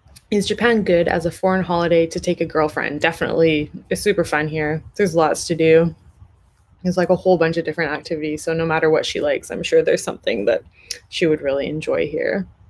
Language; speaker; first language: English; native; English